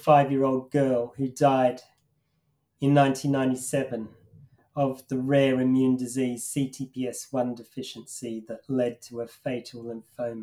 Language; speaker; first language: English; native; English